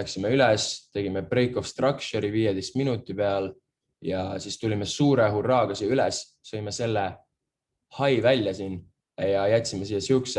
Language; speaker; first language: Estonian; native; Estonian